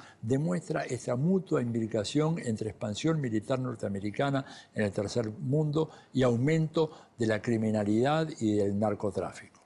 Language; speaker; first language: Spanish; native; Spanish